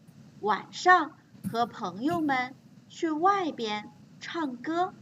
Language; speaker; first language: Chinese; non-native, learner; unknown